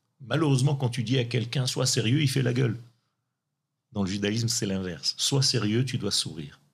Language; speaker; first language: French; non-native, local second language; Hebrew